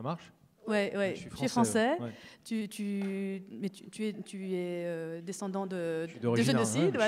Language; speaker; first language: French; native; French